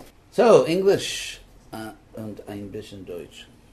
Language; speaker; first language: German; non-native, learner; English